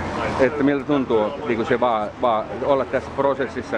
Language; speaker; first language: Finnish; early bilingual, heritage; Finnish